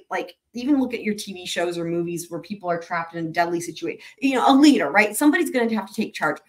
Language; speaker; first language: English; native; English